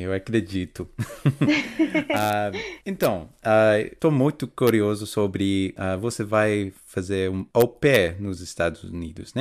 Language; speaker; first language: Portuguese; non-native, fluent; English